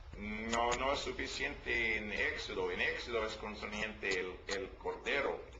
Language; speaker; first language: Spanish; non-native, learner; English